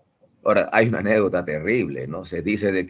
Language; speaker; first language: Spanish; native; Spanish